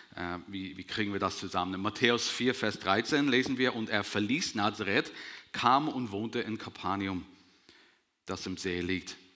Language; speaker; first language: German; non-native, fluent; English